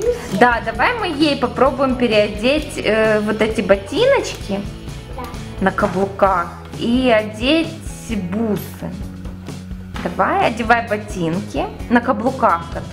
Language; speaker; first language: Russian; native; Russian